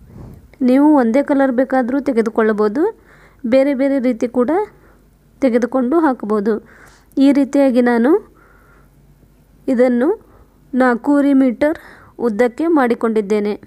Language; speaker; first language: Kannada; native; Kannada